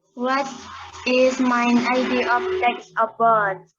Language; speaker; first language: English; non-native, learner; Indonesian